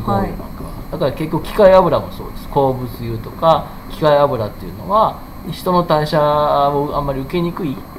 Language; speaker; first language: Japanese; native; Japanese